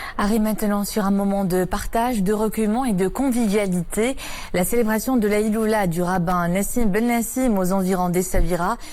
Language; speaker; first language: French; non-native, local second language; Arabic